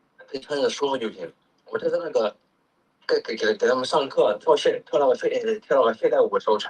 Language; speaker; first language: Chinese; native; Chinese